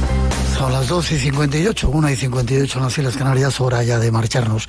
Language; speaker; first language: Spanish; native; Spanish